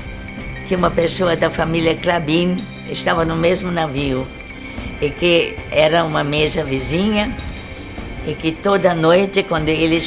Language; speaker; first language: Portuguese; early bilingual, other home language; German